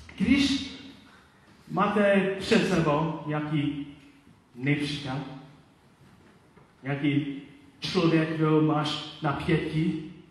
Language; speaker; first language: Czech; non-native, learner; Polish